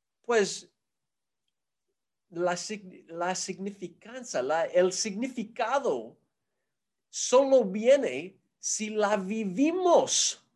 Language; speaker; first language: Spanish; non-native, fluent; English